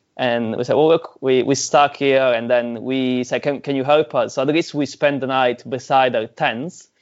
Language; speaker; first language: English; non-native, fluent; Italian